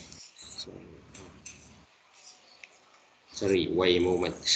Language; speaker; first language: English; non-native, learner; Vietnamese